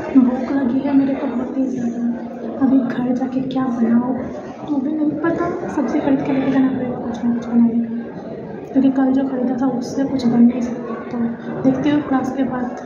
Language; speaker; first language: Hindi; non-native, local second language; Bangla